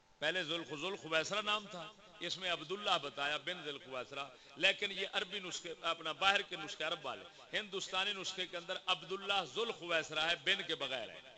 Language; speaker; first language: Urdu; non-native, local second language; Punjabi